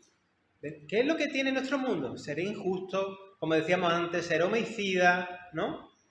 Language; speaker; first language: Spanish; native; Spanish